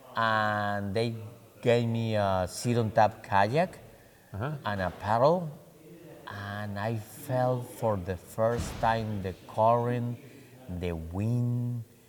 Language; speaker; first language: English; non-native, fluent; Spanish